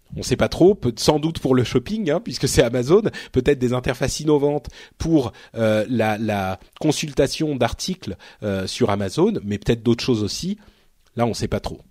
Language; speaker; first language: French; native; French